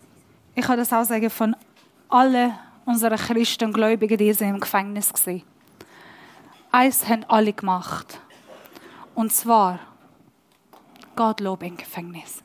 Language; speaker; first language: German; non-native, learner; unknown